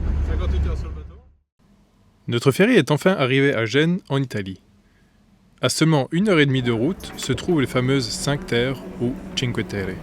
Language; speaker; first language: French; native; French